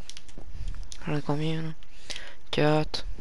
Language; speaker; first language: French; native; French